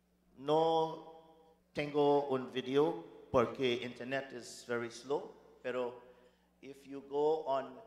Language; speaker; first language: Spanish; non-native, learner; English